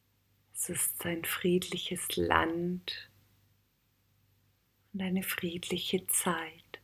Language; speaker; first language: German; native; German